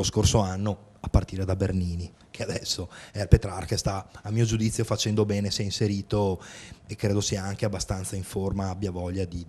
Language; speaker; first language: Italian; native; Italian